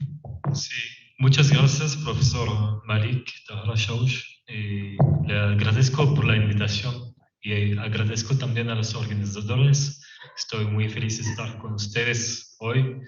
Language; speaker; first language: Spanish; non-native, fluent; French